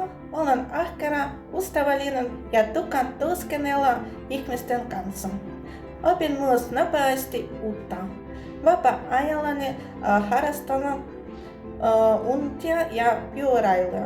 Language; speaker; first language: Finnish; non-native, learner; Ukrainian